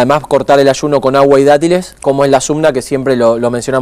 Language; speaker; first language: Spanish; native; Spanish